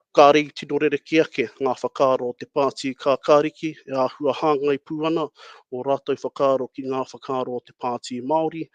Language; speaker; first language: Māori; native; Māori